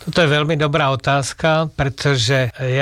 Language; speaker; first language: Russian; non-native, learner; Slovak